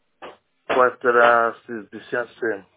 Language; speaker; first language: Russian; non-native, learner; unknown